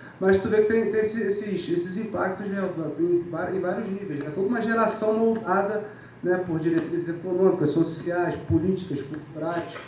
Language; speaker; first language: Portuguese; native; Portuguese